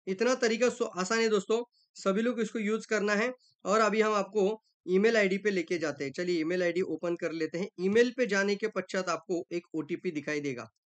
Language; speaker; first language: Hindi; non-native, local second language; Marathi